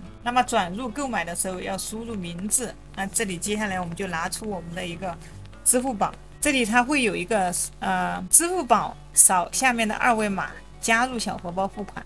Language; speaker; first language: Chinese; native; Chinese